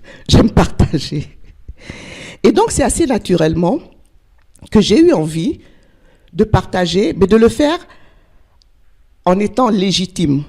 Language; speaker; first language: French; native; French